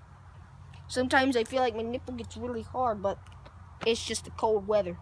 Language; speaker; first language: English; native; English